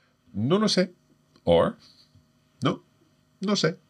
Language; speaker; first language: Spanish; non-native, fluent; English